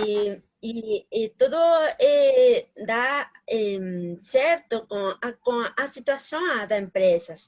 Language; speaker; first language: Portuguese; non-native, learner; Spanish